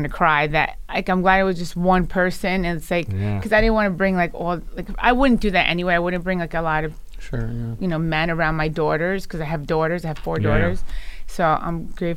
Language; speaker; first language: English; early bilingual, other home language; Italian